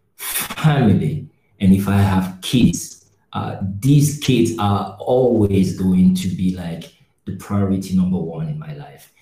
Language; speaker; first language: English; non-native, local second language; French